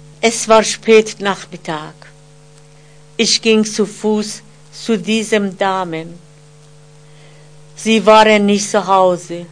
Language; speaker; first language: German; non-native, fluent; Persian